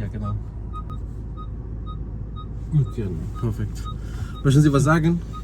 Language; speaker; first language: German; non-native, learner; Hindi